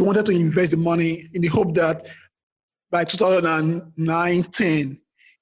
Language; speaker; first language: English; non-native, local second language; Yoruba